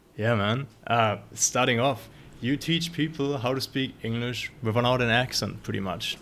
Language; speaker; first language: English; non-native, fluent; German